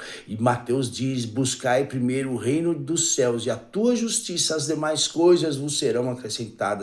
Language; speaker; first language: Portuguese; native; Portuguese